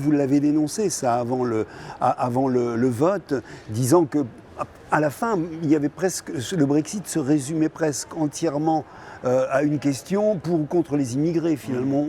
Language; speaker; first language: French; native; French